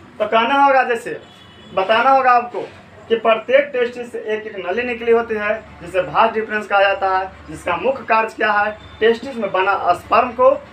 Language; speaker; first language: Hindi; native; Hindi